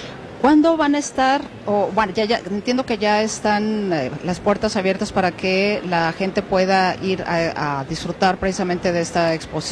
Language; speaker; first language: Spanish; native; Spanish